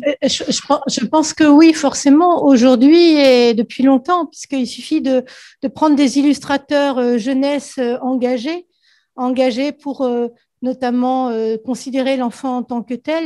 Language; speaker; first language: French; native; French